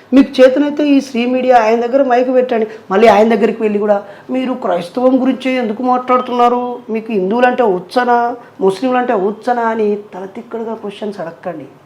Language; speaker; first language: Telugu; native; Telugu